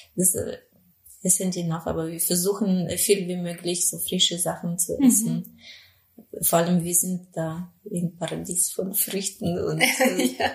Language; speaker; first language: German; non-native, fluent; Spanish